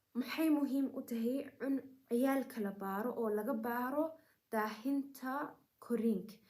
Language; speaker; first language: Somali; early bilingual, heritage; Somali